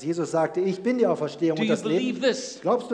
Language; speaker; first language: German; native; German